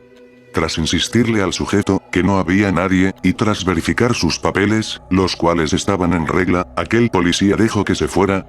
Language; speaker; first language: Spanish; native; Spanish